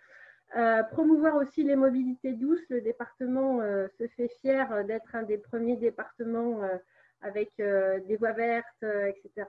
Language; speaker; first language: French; native; French